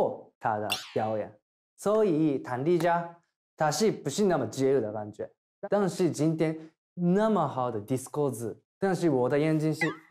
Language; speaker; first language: Chinese; non-native, learner; Thai